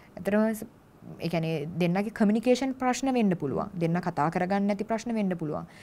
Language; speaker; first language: Sinhala; native; Sinhala